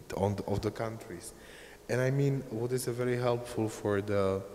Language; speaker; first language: English; non-native, fluent; Czech